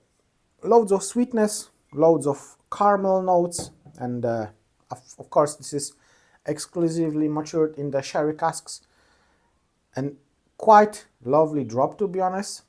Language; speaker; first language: English; non-native, fluent; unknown